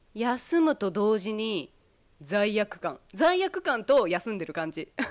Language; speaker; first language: Japanese; early bilingual, heritage; Japanese